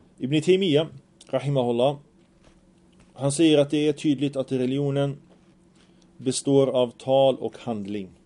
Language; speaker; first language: Swedish; early bilingual, other home language; Arabic